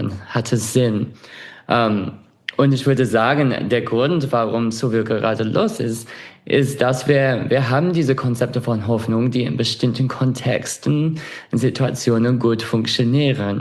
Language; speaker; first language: German; non-native, fluent; English